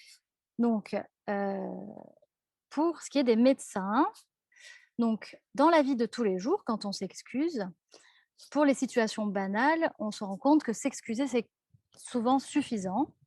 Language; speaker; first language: French; native; French